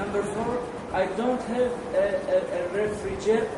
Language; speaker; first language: English; non-native, learner; Arabic